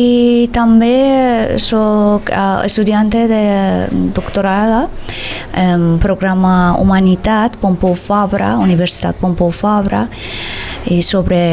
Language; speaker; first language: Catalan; non-native, learner; Persian